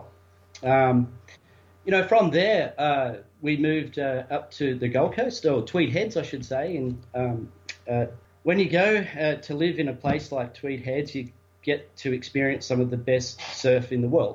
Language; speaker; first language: English; native; English